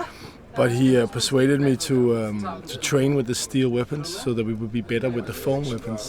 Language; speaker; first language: English; non-native, fluent; Danish